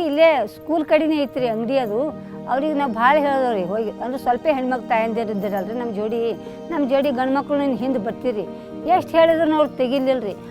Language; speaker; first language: Kannada; native; Kannada